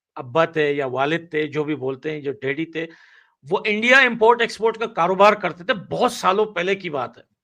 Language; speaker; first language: Hindi; non-native, fluent; Pashto